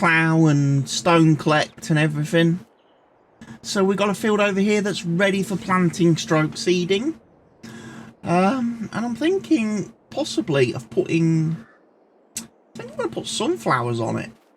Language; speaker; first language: English; native; English